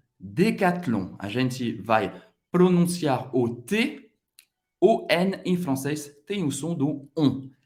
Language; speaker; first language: Portuguese; non-native, fluent; French